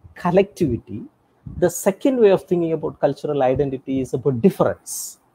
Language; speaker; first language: English; non-native, local second language; Tamil